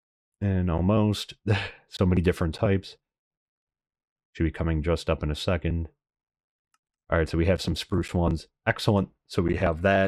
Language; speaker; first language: English; native; English